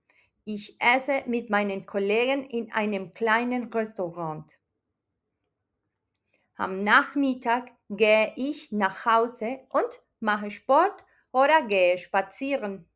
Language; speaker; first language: German; non-native, fluent; Spanish